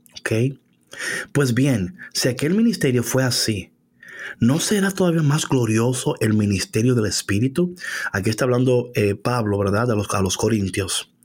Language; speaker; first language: Spanish; early bilingual, heritage; Spanish